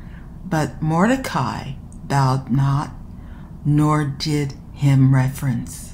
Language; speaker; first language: English; native; English